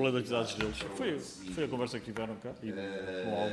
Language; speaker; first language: Portuguese; native; Portuguese